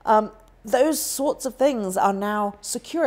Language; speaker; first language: English; native; English